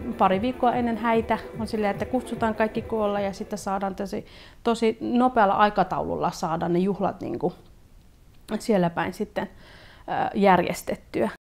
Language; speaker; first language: Finnish; early bilingual, other home language; Kurdish